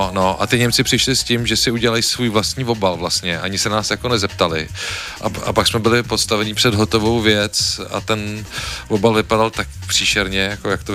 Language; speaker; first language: Czech; native; Czech